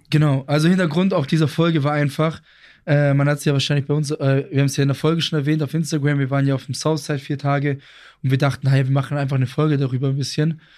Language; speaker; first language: German; early bilingual, other home language; Greek